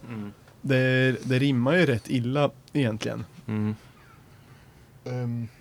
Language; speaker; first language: Swedish; native; Swedish